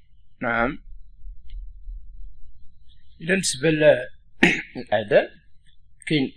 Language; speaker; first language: Arabic; native; Arabic